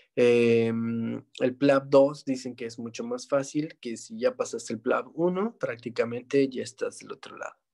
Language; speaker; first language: Spanish; native; Spanish